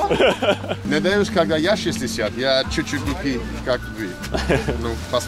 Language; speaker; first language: Russian; non-native, learner; English